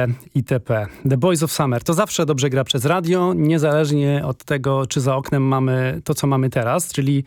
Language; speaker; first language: Polish; native; Polish